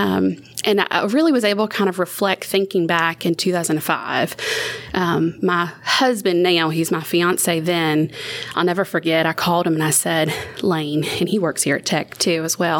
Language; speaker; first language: English; native; English